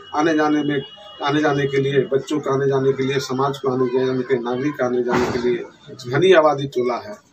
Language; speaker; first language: Hindi; native; Hindi